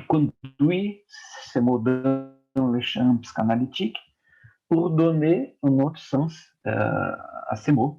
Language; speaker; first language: French; non-native, fluent; Portuguese